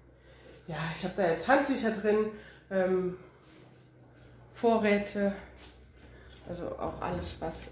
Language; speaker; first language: German; native; German